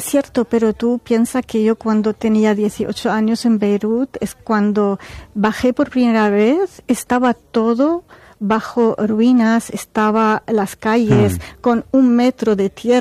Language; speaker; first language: Spanish; non-native, fluent; Arabic